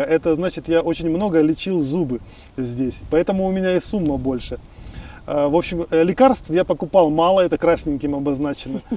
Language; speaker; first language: Russian; native; Russian